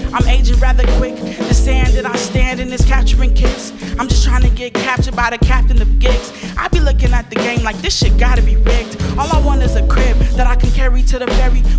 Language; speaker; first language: English; native; English